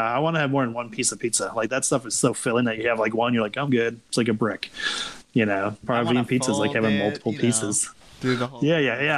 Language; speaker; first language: English; native; English